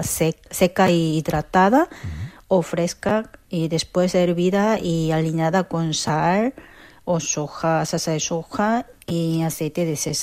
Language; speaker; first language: Spanish; non-native, fluent; Korean